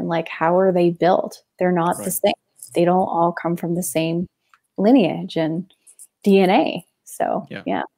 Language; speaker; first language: English; native; English